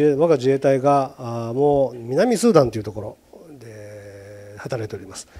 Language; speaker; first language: Japanese; native; Japanese